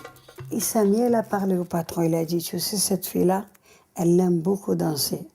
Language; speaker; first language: French; early bilingual, other home language; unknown